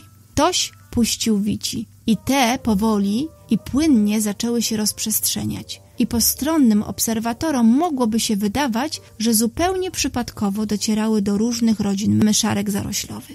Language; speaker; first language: Polish; native; Polish